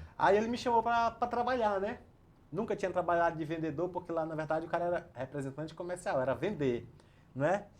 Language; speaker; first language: Portuguese; native; Portuguese